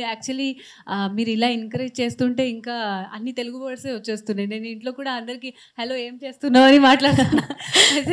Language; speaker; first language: Telugu; non-native, fluent; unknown